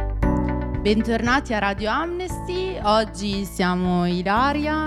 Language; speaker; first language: Italian; native; Italian